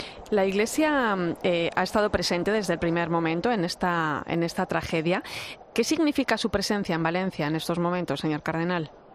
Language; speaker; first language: Spanish; native; Spanish